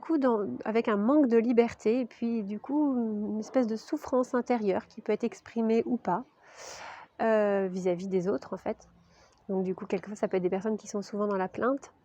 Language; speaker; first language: French; native; French